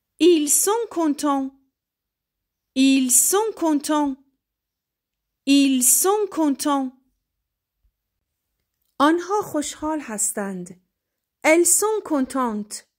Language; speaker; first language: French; non-native, fluent; Persian